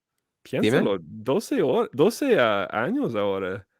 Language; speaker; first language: Spanish; non-native, fluent; English